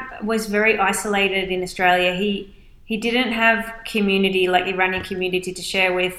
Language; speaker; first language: English; native; English